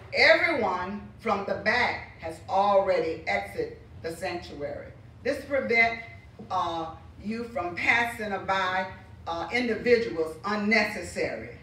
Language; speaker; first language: English; native; English